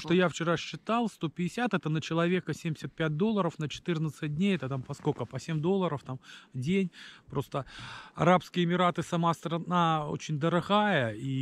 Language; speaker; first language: Russian; native; Russian